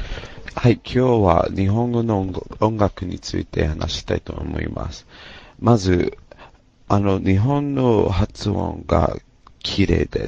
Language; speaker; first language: Japanese; non-native, learner; English